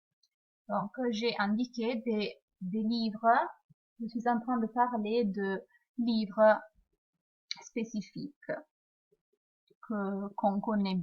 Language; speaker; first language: French; non-native, fluent; Italian